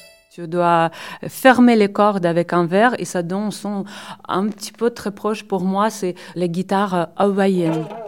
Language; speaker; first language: French; non-native, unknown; Russian